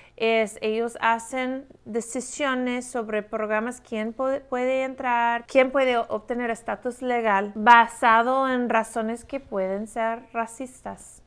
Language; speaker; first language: Spanish; non-native, fluent; English